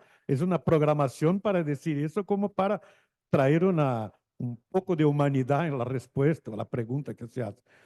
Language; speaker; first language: Spanish; non-native, fluent; Portuguese